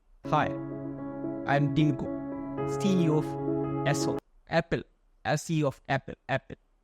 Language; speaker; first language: English; non-native, local second language; Bangla